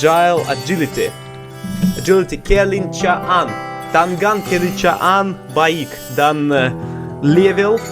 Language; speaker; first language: Indonesian; non-native, learner; English